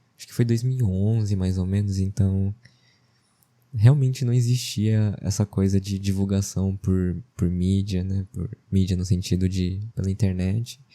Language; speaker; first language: Portuguese; early bilingual, other home language; Japanese